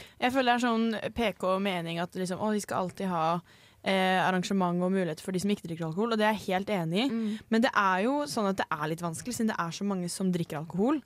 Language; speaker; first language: Norwegian; native; Norwegian